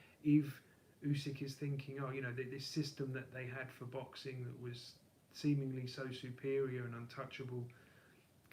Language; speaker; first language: English; native; English